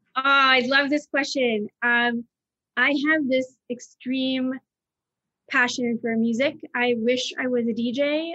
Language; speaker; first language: English; native; English